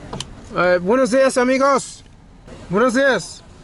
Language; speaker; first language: Spanish; non-native, learner; English